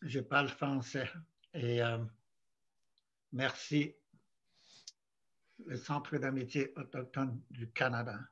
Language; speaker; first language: French; non-native, local second language; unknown